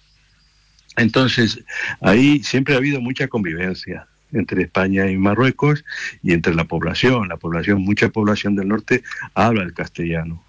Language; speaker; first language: Spanish; native; Spanish